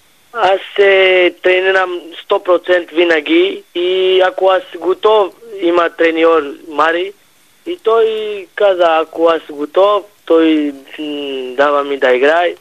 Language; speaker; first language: Bulgarian; non-native, learner; Hebrew